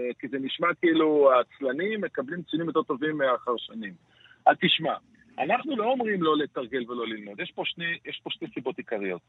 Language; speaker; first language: Hebrew; native; Hebrew